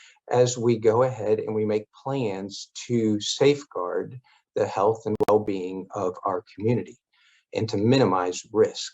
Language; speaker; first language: English; native; English